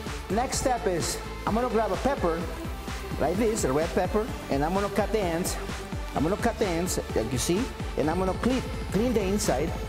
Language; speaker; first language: English; non-native, fluent; Spanish